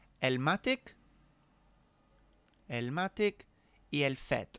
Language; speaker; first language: Spanish; non-native, learner; English